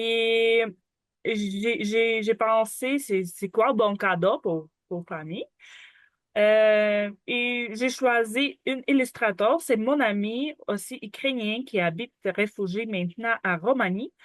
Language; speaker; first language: French; non-native, learner; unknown